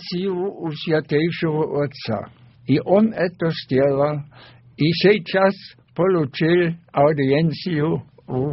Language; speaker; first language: Russian; non-native, fluent; German